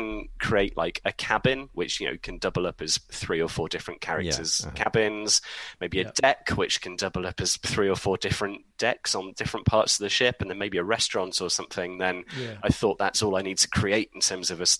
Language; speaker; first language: English; native; English